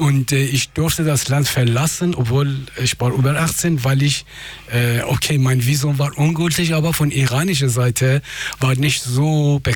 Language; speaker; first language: German; non-native, fluent; Persian